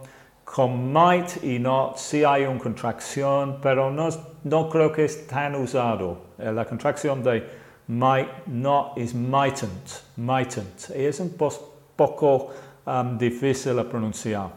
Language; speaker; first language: Spanish; non-native, fluent; English